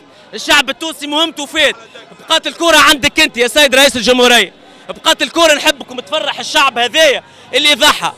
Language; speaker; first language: Arabic; native; Arabic